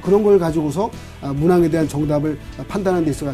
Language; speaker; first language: Korean; native; Korean